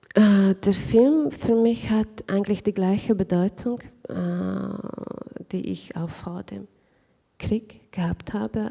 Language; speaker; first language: German; non-native, fluent; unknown